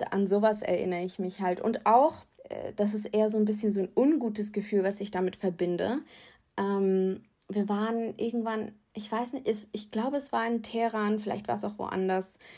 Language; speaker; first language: German; native; German